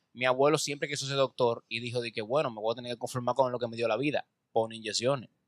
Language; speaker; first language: Spanish; native; Spanish